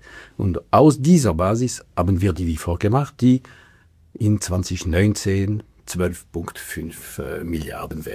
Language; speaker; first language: German; non-native, local second language; French